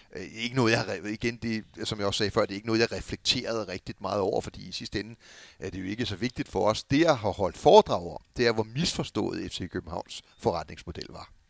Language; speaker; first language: Danish; native; Danish